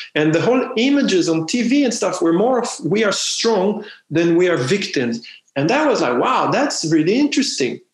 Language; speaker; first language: English; non-native, fluent; Hebrew